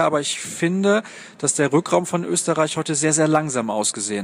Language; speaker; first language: German; native; German